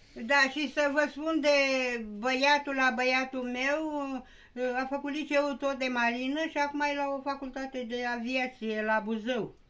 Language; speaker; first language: Romanian; early bilingual, other home language; Bulgarian